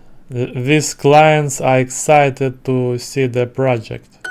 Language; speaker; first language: English; non-native, learner; Russian